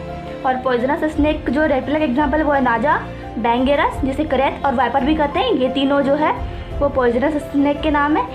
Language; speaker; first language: Hindi; native; Hindi